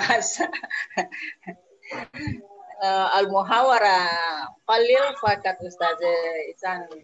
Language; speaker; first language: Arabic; non-native, learner; Indonesian